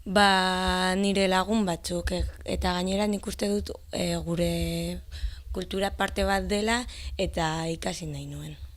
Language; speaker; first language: Basque; non-native, local second language; Spanish